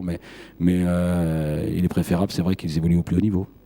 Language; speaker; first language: French; native; French